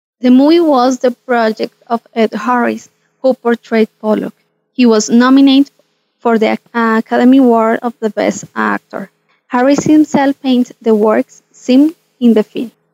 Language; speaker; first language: English; non-native, fluent; Spanish